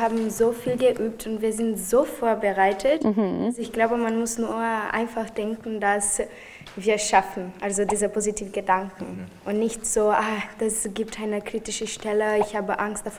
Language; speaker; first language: German; non-native, fluent; Portuguese